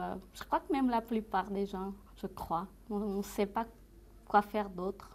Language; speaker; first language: French; non-native, fluent; Portuguese